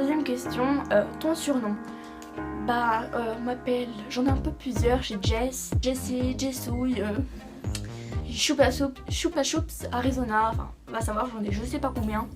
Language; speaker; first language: French; native; French